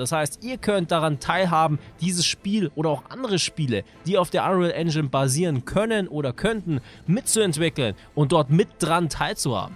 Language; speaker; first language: German; native; German